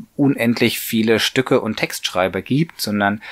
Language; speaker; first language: German; native; German